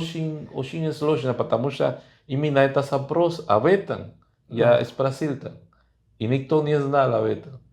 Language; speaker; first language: Russian; non-native, fluent; Spanish